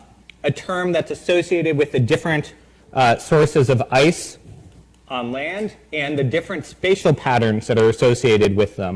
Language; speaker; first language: English; native; English